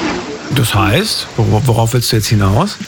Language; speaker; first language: German; native; German